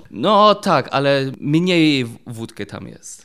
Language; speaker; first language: Polish; non-native, learner; German